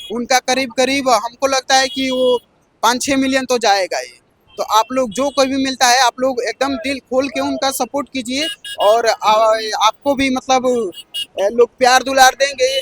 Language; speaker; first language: Hindi; native; Hindi